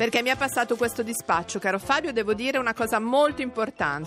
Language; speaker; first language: Italian; native; Italian